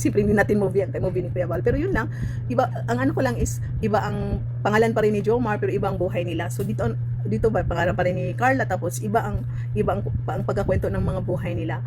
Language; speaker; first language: Filipino; non-native, local second language; Cebuano